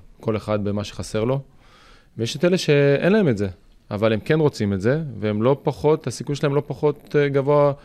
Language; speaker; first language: Hebrew; native; Hebrew